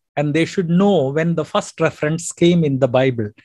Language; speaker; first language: English; non-native, local second language; Malayalam